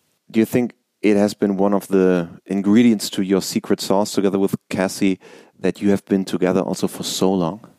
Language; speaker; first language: English; non-native, fluent; German